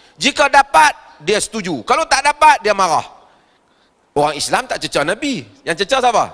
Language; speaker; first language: Malay; native; Malay